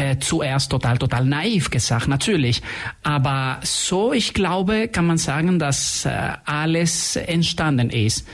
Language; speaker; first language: German; non-native, fluent; Spanish